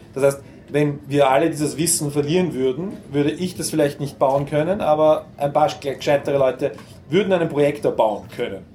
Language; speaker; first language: German; native; German